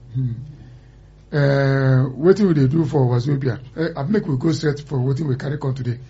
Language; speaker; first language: Nigerian Pidgin; non-native, local second language; Igbo